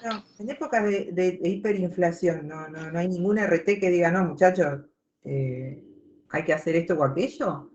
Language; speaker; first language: Spanish; native; Spanish